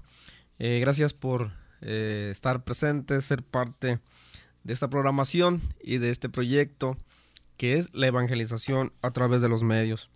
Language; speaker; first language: Spanish; native; Spanish